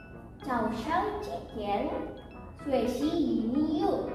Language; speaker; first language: Chinese; non-native, learner; Indonesian